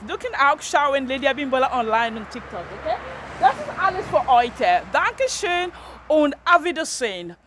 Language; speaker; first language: German; non-native, learner; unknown